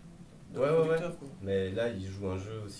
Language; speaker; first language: French; native; French